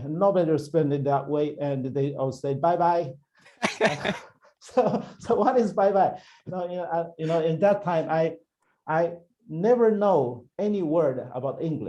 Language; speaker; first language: English; non-native, learner; Chinese